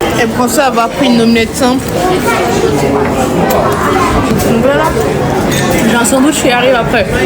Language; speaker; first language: French; native; French